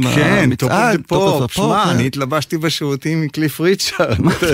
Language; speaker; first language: Hebrew; native; Hebrew